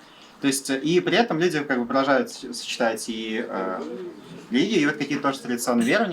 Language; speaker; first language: Russian; native; Russian